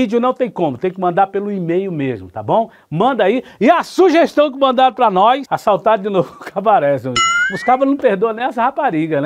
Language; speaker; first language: Portuguese; native; Portuguese